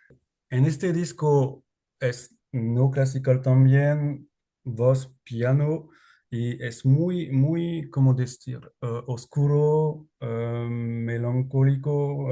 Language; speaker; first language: Spanish; non-native, learner; French